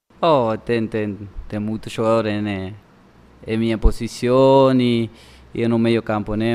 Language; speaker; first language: Portuguese; non-native, learner; Spanish